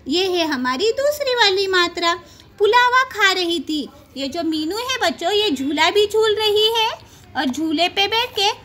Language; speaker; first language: Hindi; non-native, local second language; Marathi